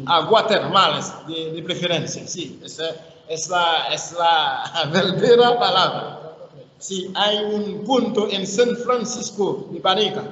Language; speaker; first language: Spanish; non-native, learner; Haitian Creole